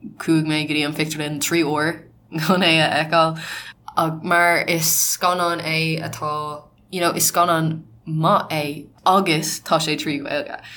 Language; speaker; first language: Irish; non-native, local second language; English